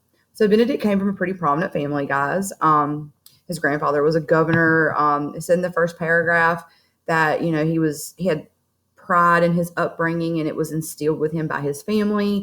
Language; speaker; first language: English; native; English